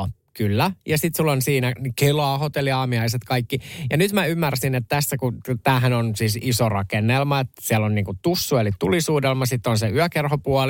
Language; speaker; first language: Finnish; native; Finnish